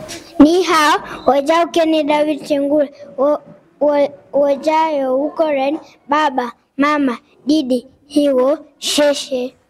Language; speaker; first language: Chinese; non-native, learner; Swahili